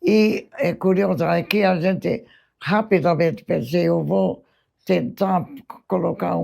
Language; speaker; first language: Portuguese; non-native, fluent; English